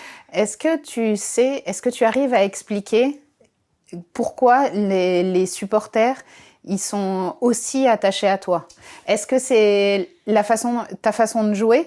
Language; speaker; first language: French; native; French